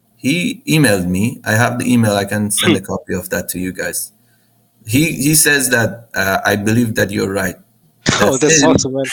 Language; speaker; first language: English; non-native, fluent; Persian